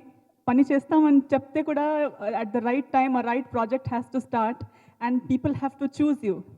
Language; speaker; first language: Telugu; non-native, local second language; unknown